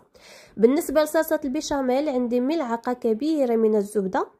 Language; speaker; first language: Arabic; native; Arabic